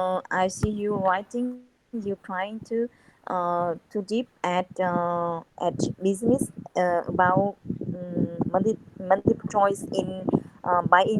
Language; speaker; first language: English; non-native, learner; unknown